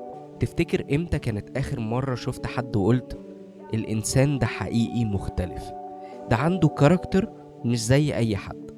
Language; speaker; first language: Arabic; native; Arabic